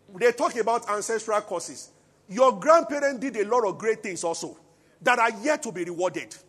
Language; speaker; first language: English; non-native, local second language; Yoruba